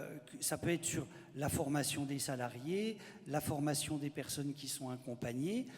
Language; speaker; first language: French; native; French